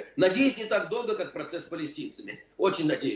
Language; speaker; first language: Russian; native; Russian